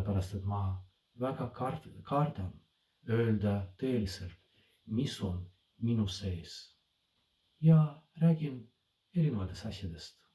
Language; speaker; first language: Estonian; non-native, fluent; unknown